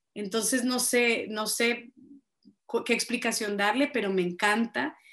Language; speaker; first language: Spanish; native; Spanish